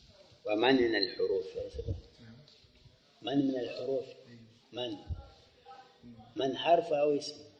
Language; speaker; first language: Arabic; non-native, fluent; Swahili